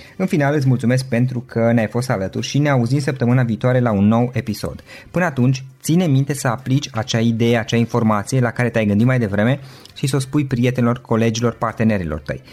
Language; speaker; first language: Romanian; native; Romanian